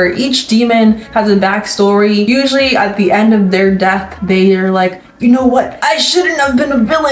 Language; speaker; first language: English; native; English